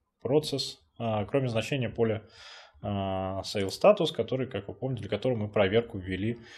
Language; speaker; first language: Russian; native; Russian